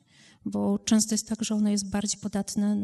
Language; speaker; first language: Polish; native; Polish